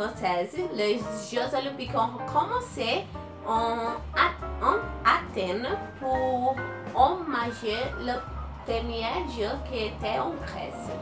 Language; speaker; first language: French; non-native, learner; Portuguese